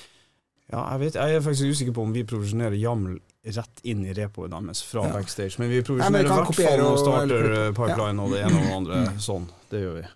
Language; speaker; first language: Norwegian; native; Norwegian